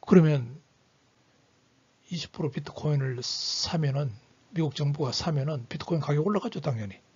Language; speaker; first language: Korean; native; Korean